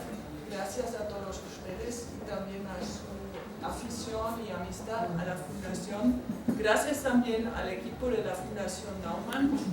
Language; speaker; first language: Spanish; non-native, fluent; German